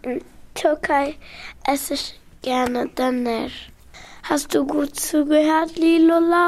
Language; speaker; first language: German; early bilingual, other home language; Turkish